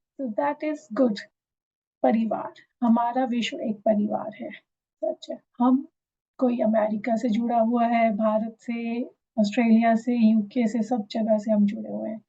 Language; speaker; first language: Hindi; native; Hindi